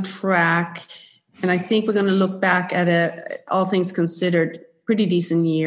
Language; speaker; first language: English; non-native, fluent; Swedish